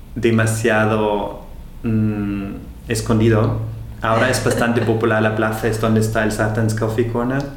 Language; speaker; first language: Spanish; non-native, fluent; German